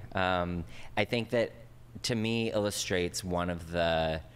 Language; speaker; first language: English; native; English